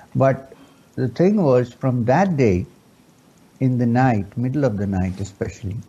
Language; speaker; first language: English; non-native, local second language; Urdu